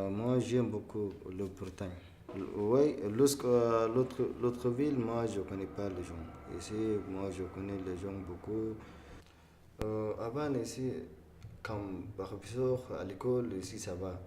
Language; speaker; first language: French; non-native, learner; Arabic